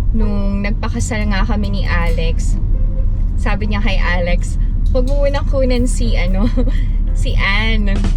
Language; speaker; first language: Filipino; native; Filipino